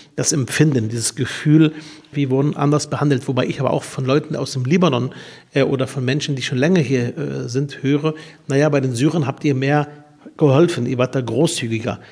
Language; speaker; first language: German; early bilingual, other home language; Arabic